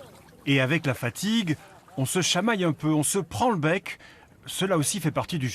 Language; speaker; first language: French; native; French